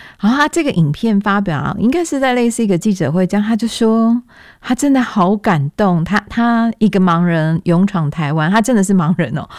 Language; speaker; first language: Chinese; native; Chinese